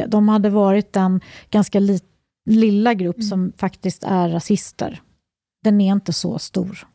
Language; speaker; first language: Swedish; native; Swedish